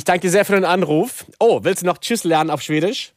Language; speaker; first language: German; native; German